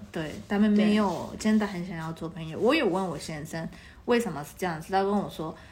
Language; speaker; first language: Chinese; non-native, fluent; Spanish